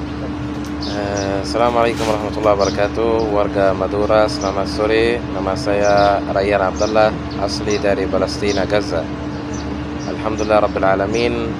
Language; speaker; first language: Indonesian; non-native, learner; Arabic